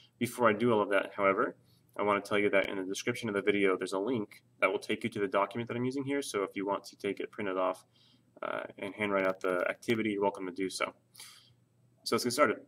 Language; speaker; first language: English; native; English